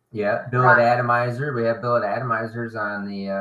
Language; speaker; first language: English; native; English